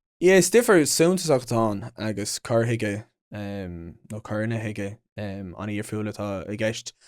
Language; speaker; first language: Irish; non-native, local second language; English